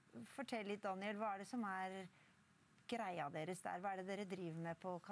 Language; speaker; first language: Norwegian; native; Norwegian